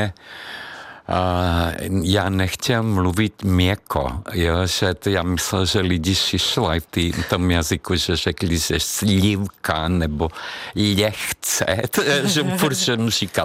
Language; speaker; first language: Czech; non-native, fluent; Hungarian